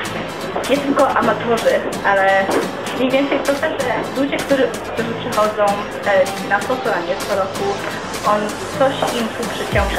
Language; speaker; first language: Polish; early bilingual, heritage; Polish